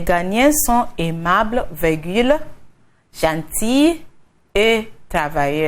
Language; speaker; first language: French; non-native, fluent; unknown